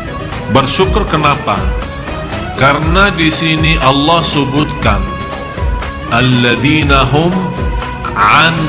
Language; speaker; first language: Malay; non-native, fluent; Arabic